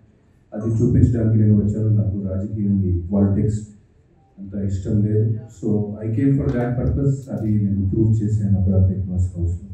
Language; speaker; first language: Telugu; non-native, fluent; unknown